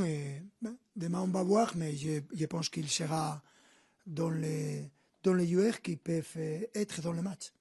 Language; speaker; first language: French; non-native, fluent; Spanish